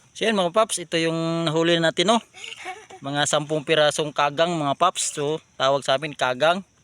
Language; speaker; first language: Filipino; non-native, local second language; Cebuano